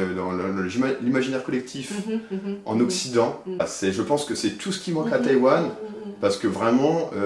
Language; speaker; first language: French; native; French